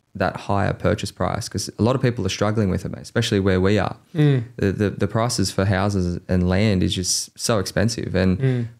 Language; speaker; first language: English; native; English